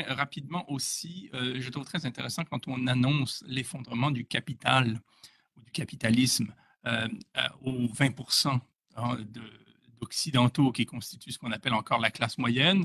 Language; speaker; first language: French; native; French